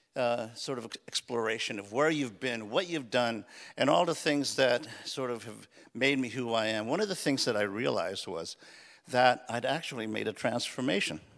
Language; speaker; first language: English; early bilingual, other home language; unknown